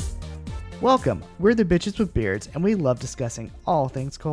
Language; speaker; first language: English; native; English